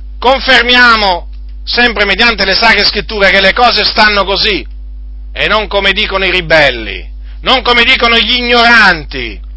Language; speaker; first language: Italian; native; Italian